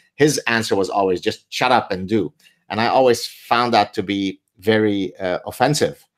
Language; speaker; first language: English; early bilingual, other home language; Arabic